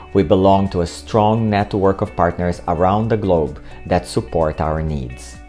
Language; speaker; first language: English; non-native, fluent; Portuguese